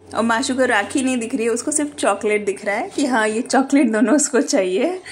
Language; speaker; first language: Hindi; native; Hindi